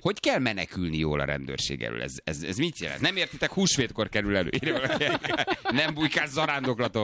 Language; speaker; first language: Hungarian; native; Hungarian